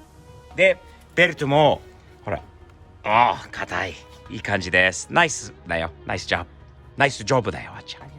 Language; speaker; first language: Japanese; non-native, fluent; English